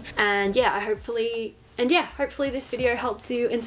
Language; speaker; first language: English; native; English